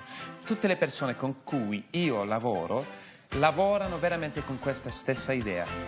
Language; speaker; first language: Italian; non-native, fluent; English